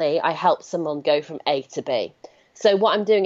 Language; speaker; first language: English; native; English